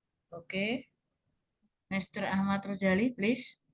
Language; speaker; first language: English; non-native, learner; Indonesian